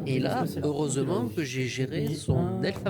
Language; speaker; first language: French; native; French